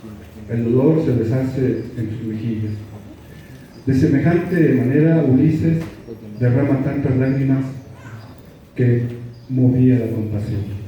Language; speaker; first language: Spanish; native; Spanish